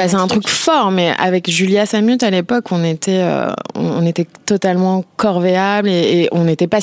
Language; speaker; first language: French; native; French